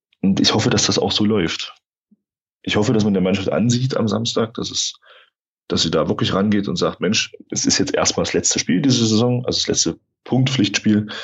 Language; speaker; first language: German; native; German